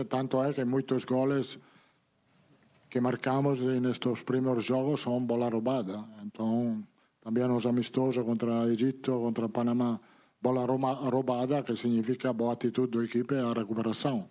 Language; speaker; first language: Portuguese; non-native, learner; Italian